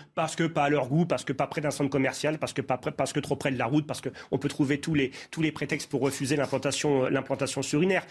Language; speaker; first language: French; native; French